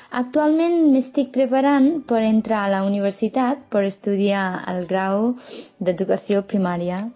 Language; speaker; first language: Catalan; non-native, fluent; Nepali